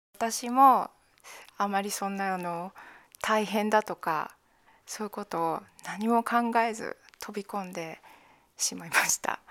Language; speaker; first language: Japanese; native; Japanese